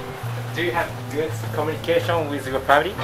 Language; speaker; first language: English; non-native, learner; Japanese